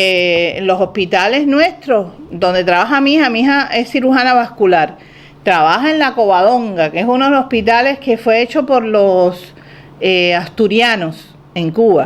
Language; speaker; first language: Spanish; native; Spanish